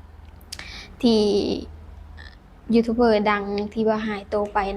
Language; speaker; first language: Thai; non-native, local second language; Lao